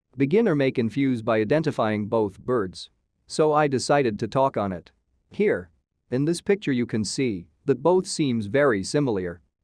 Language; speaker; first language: English; non-native, local second language; Urdu